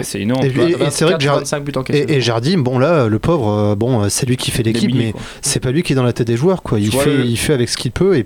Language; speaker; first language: French; native; French